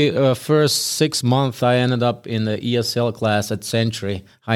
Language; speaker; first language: English; non-native, fluent; Bosnian